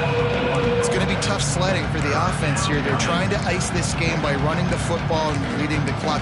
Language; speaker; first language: English; native; English